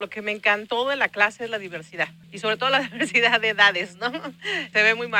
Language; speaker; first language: Spanish; native; Spanish